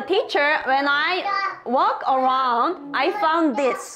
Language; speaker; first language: English; non-native, fluent; Korean